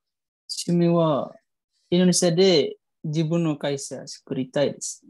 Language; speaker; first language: Japanese; non-native, learner; Indonesian